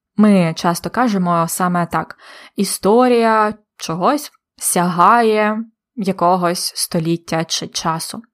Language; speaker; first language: Ukrainian; native; Ukrainian